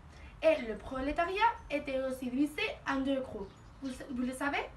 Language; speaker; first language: French; non-native, learner; Spanish